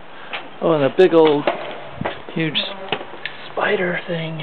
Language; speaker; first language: English; native; English